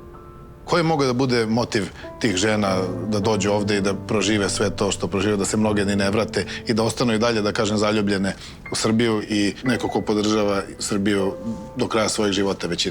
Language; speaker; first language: Bosnian; native; Bosnian